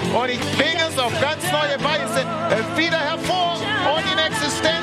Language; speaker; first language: German; native; German